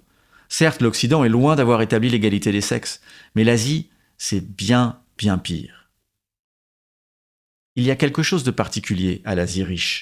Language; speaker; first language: French; native; French